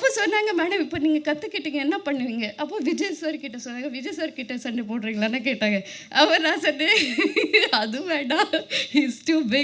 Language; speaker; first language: Tamil; non-native, learner; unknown